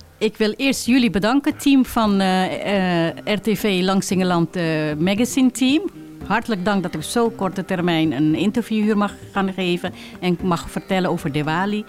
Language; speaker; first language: Dutch; early bilingual, other home language; Caribbean Hindustani